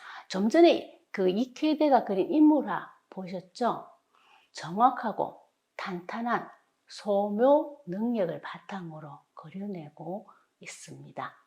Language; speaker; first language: Korean; native; Korean